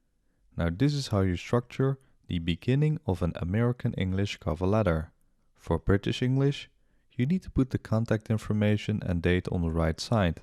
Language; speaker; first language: English; non-native, fluent; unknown